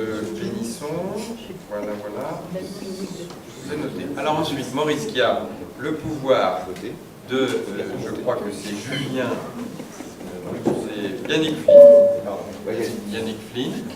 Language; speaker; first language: French; native; French